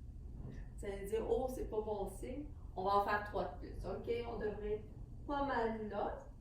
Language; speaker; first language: French; native; French